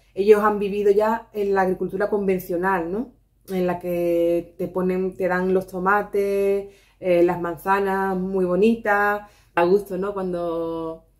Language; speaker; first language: Spanish; native; Spanish